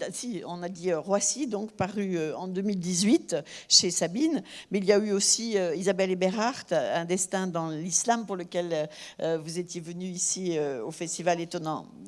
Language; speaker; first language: French; native; French